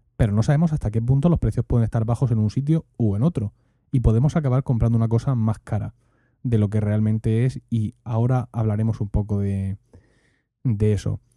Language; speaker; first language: Spanish; native; Spanish